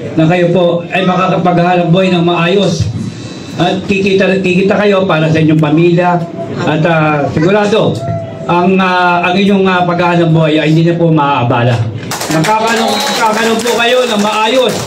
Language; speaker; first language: Filipino; native; Filipino